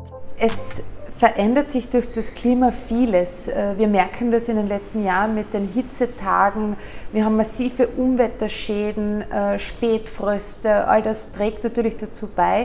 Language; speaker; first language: German; native; German